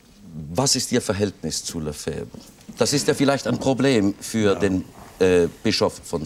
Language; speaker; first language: German; native; German